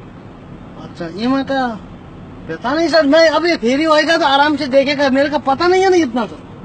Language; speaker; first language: Hindi; non-native, learner; Nepali